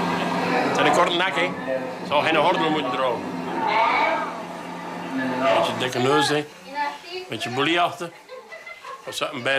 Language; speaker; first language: Dutch; native; Dutch